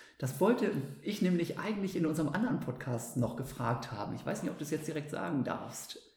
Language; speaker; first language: German; native; German